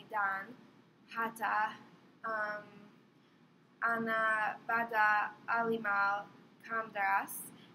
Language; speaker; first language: Arabic; non-native, learner; English